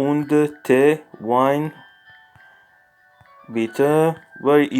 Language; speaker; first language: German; non-native, learner; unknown